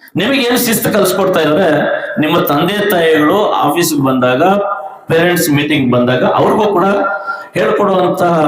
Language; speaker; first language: Kannada; native; Kannada